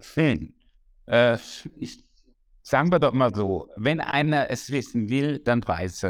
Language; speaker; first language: German; native; German